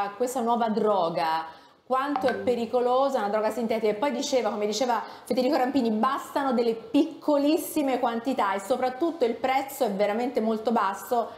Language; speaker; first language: Italian; native; Italian